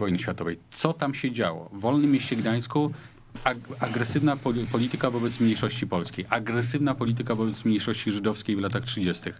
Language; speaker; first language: Polish; native; Polish